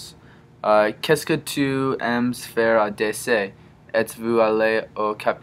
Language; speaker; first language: French; non-native, learner; English